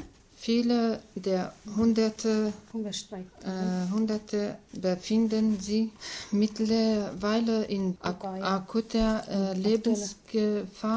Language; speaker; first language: German; non-native, learner; Kurdish